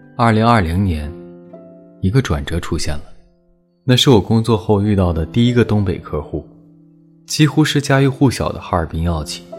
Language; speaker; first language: Chinese; native; Chinese